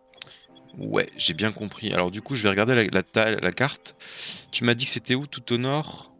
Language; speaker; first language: French; native; French